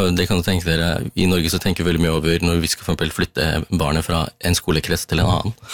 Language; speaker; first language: Norwegian; early bilingual, other home language; Tamil